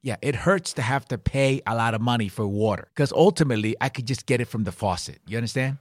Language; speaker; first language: English; early bilingual, other home language; Spanish